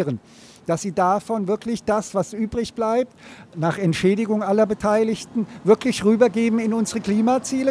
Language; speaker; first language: German; native; German